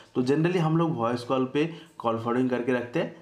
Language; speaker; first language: Hindi; native; Hindi